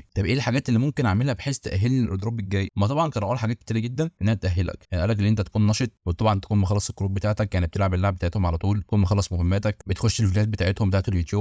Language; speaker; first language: Arabic; native; Arabic